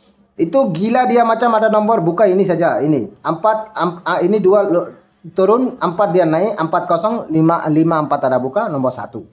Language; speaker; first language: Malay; non-native, learner; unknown